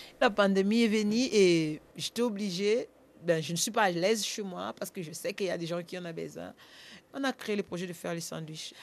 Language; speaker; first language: French; non-native, local second language; Lingala